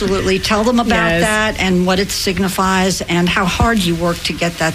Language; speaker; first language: English; native; English